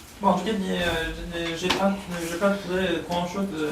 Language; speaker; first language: French; non-native, learner; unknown